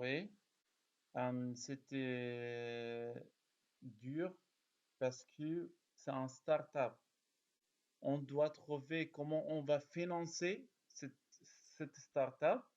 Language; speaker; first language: French; non-native, learner; Arabic